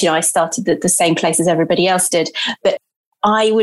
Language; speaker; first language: English; early bilingual, other home language; Portuguese